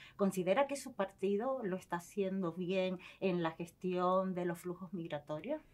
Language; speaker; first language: Spanish; native; Spanish